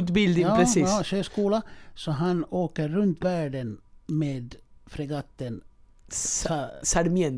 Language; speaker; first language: Swedish; native; Swedish